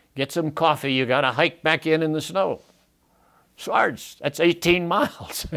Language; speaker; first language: English; native; English